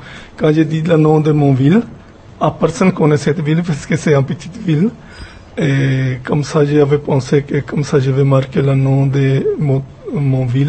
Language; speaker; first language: French; non-native, learner; Punjabi